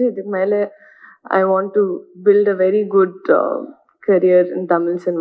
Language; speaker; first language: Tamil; non-native, fluent; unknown